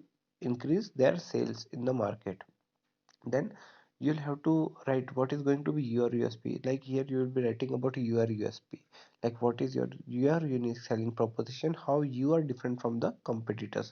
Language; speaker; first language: English; non-native, local second language; Hindi